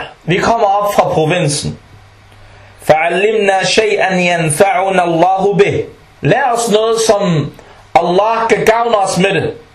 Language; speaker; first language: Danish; non-native, fluent; Arabic